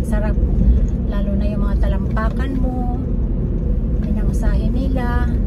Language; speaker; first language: Filipino; native; Filipino